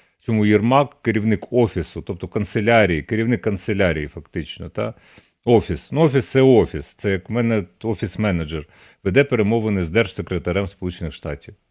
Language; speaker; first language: Ukrainian; native; Ukrainian